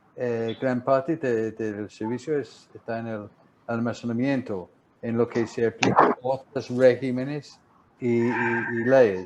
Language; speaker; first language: Spanish; non-native, fluent; English